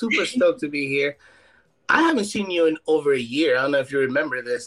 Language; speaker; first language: English; non-native, fluent; Spanish